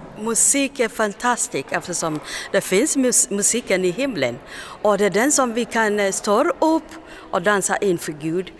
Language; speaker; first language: Swedish; non-native, learner; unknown